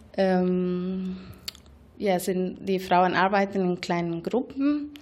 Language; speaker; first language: German; non-native, fluent; Spanish